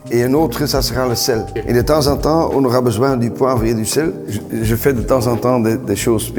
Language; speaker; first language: French; non-native, local second language; Dutch